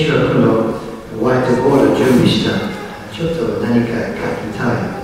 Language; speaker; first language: Japanese; non-native, fluent; English